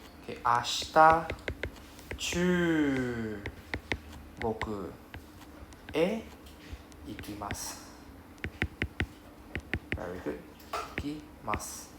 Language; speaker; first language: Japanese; non-native, fluent; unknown